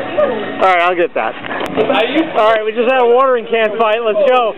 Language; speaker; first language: English; native; English